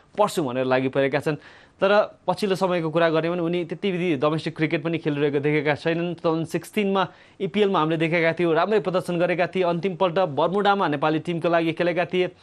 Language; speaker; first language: Nepali; native; Nepali